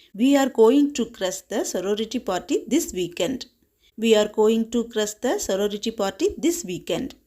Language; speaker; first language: English; non-native, local second language; Tamil